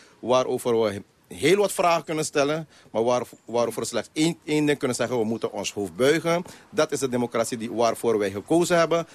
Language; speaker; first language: Dutch; non-native, local second language; Caribbean Hindustani